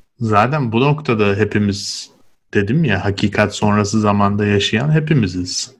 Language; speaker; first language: Turkish; native; Turkish